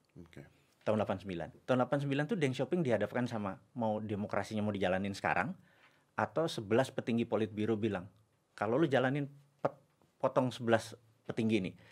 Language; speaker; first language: Indonesian; native; Indonesian